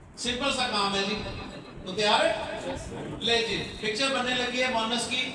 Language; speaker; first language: Urdu; non-native, local second language; Punjabi